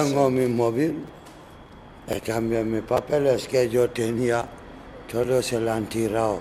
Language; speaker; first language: Spanish; non-native, learner; Arabic